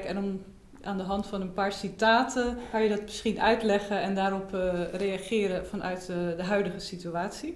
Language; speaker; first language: Dutch; native; Dutch